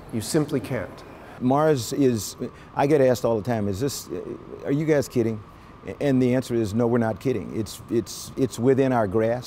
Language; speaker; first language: English; native; English